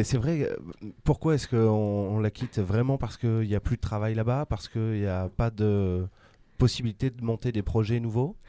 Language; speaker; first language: French; native; French